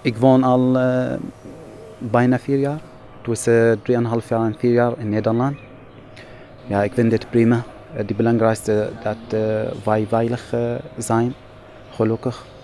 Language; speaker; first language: Dutch; non-native, fluent; Arabic